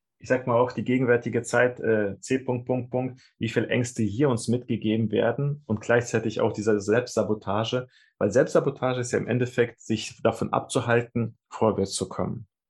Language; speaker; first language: German; early bilingual, other home language; Russian